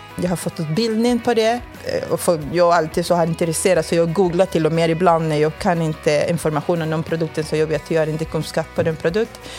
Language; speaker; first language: Swedish; non-native, fluent; Spanish